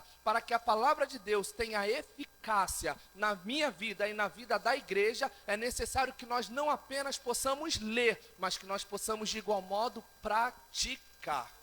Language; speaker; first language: Portuguese; native; Portuguese